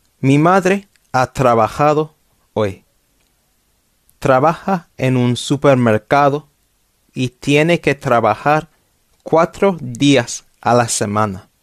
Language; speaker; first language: Spanish; non-native, fluent; English